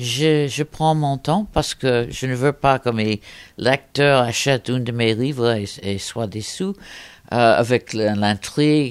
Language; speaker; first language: French; non-native, fluent; English